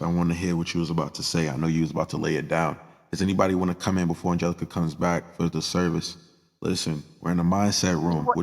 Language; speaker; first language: English; native; English